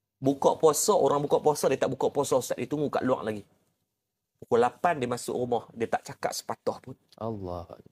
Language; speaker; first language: Malay; native; Malay